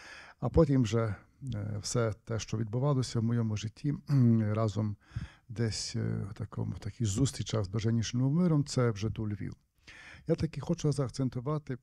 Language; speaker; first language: Ukrainian; native; Ukrainian